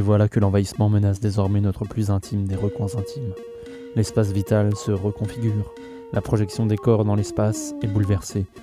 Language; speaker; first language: French; native; French